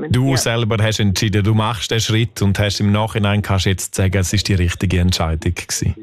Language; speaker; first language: German; native; German